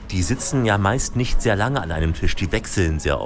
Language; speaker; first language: German; native; German